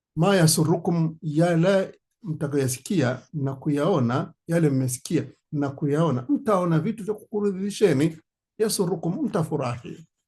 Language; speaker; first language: Swahili; native; Swahili